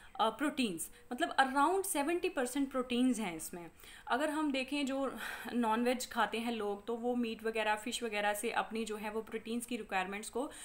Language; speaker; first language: Hindi; non-native, local second language; Punjabi